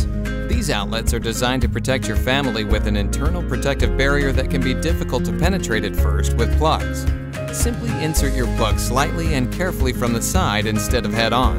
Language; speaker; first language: English; native; English